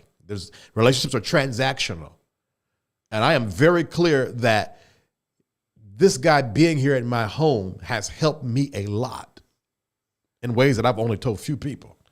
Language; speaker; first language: English; native; English